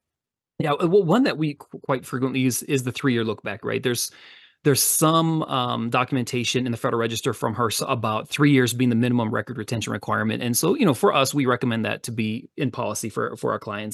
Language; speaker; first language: English; native; English